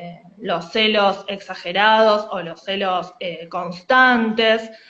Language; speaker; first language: Spanish; native; Spanish